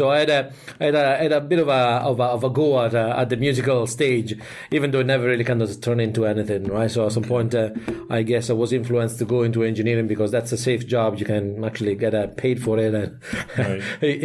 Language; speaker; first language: English; non-native, fluent; Italian